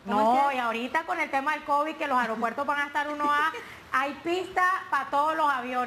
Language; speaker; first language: Spanish; native; Spanish